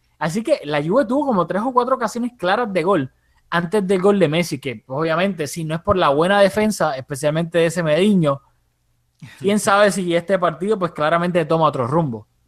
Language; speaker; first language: Spanish; early bilingual, heritage; Spanish